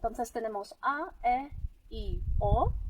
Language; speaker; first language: Spanish; non-native, fluent; Polish